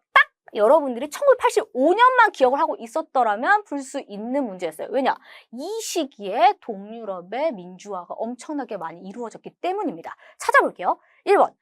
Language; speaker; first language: Korean; native; Korean